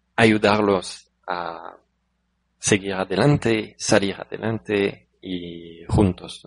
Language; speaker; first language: Spanish; non-native, fluent; French